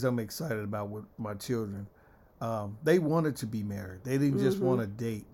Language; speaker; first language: English; native; English